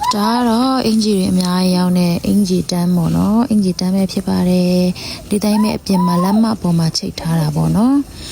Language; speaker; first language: Burmese; non-native, local second language; Hakha Chin